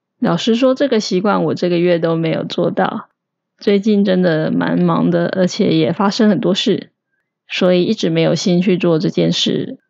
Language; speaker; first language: Chinese; native; Chinese